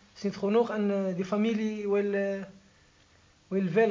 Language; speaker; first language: Dutch; non-native, learner; Arabic